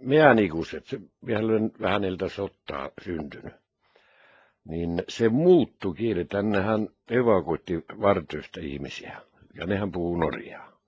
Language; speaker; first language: Finnish; non-native, local second language; Norwegian